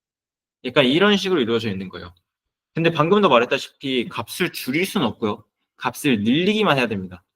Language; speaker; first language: Korean; native; Korean